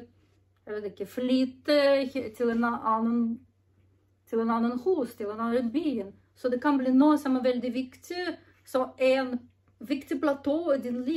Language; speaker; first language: Norwegian; non-native, learner; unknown